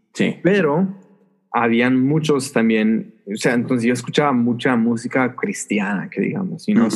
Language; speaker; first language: Spanish; early bilingual, heritage; Spanish